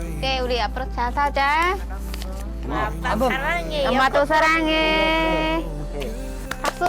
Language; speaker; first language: Korean; non-native, learner; Khmer